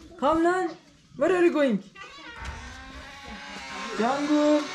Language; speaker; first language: English; non-native, learner; Turkish